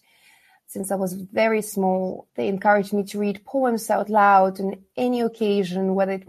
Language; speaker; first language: English; non-native, fluent; Kazakh